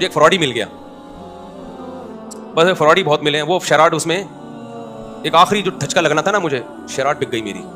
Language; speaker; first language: Urdu; native; Urdu